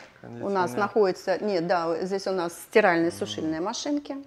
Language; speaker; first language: Russian; native; Russian